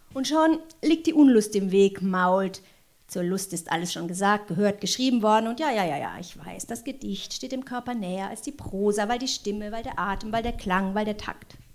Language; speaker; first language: German; non-native, local second language; French